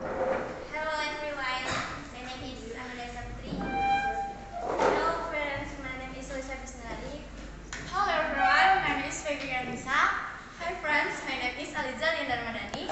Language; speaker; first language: English; non-native, learner; Indonesian